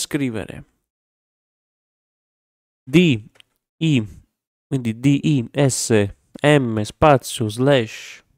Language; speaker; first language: Italian; native; Italian